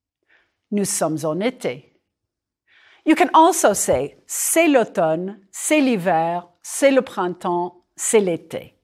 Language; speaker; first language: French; non-native, fluent; English